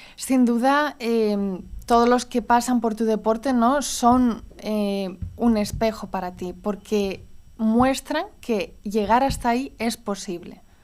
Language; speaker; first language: Spanish; early bilingual, heritage; Spanish